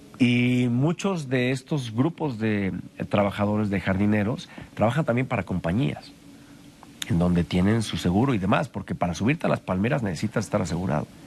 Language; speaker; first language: Spanish; native; Spanish